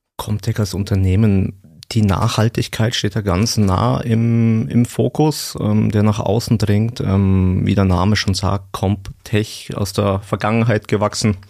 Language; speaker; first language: German; native; German